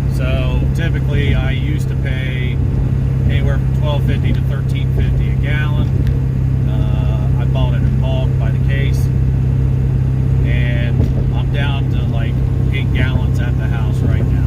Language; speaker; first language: English; native; English